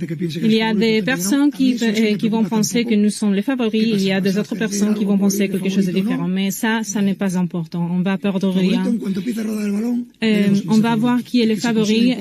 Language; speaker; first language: French; non-native, fluent; Spanish